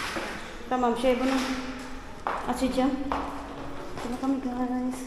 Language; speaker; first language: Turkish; non-native, learner; Filipino